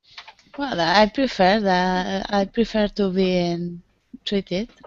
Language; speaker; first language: English; non-native, learner; Spanish